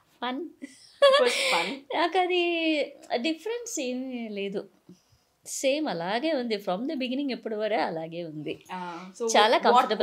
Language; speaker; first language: Telugu; non-native, learner; Malayalam